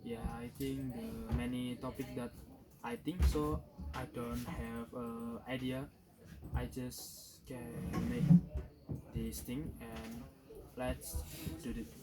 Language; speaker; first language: English; non-native, learner; Indonesian